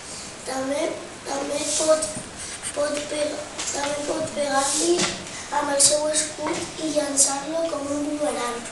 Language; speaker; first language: Catalan; non-native, local second language; Spanish